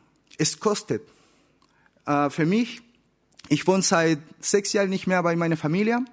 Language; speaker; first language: German; non-native, learner; Spanish